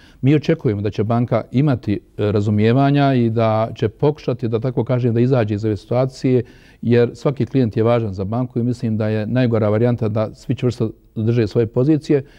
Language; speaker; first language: Croatian; native; Croatian